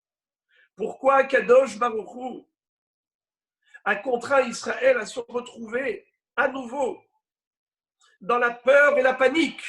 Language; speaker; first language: French; native; French